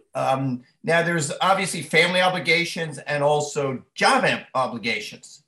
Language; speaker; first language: English; native; English